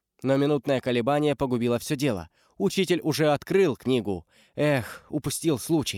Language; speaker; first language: Russian; native; Russian